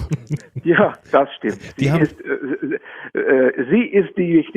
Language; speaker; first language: German; non-native, fluent; Czech